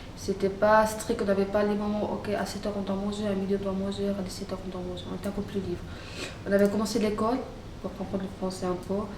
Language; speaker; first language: French; non-native, fluent; Arabic